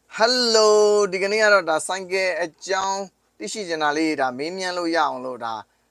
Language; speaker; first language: Burmese; native; Burmese